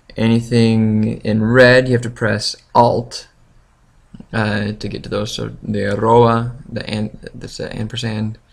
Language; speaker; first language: English; native; English